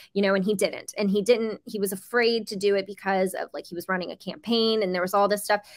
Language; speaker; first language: English; native; English